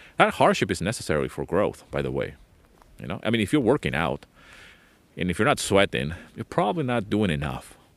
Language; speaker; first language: English; non-native, fluent; Spanish